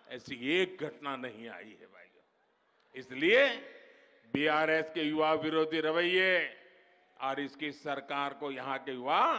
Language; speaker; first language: Hindi; non-native, local second language; Gujarati